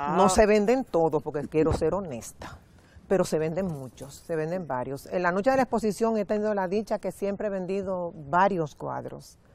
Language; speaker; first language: Spanish; native; Spanish